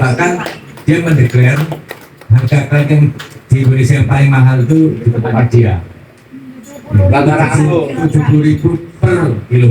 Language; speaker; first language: Indonesian; native; Indonesian